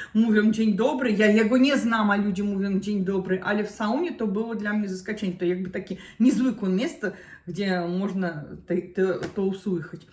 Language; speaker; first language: Polish; non-native, learner; Russian